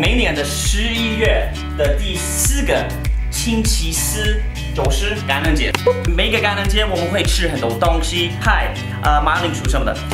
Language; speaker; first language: Chinese; non-native, learner; English